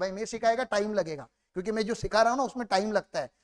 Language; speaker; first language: Hindi; non-native, local second language; Marathi